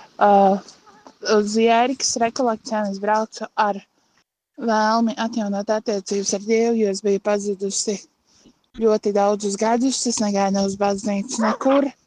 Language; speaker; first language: Latvian; native; Latvian